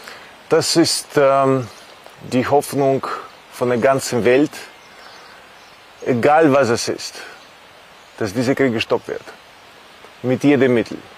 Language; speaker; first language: German; non-native, fluent; Russian